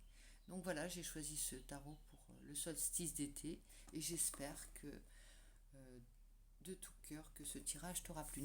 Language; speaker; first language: French; native; French